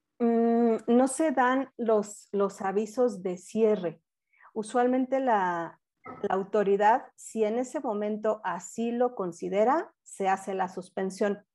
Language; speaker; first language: Spanish; native; Spanish